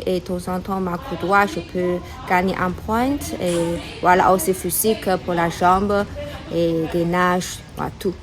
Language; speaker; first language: French; non-native, learner; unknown